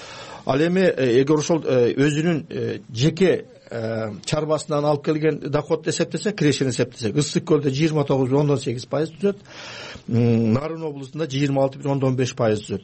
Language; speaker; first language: Kyrgyz; native; Kyrgyz